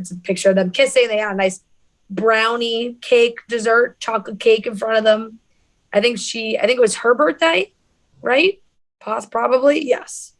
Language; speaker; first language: English; native; English